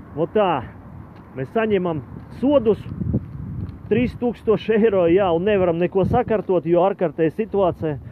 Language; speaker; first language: Latvian; non-native, local second language; Russian